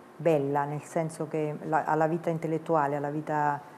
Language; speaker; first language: Italian; native; Italian